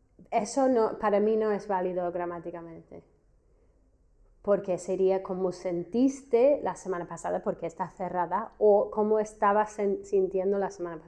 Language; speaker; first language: Spanish; non-native, fluent; English